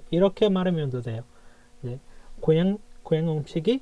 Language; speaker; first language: Korean; non-native, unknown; Bangla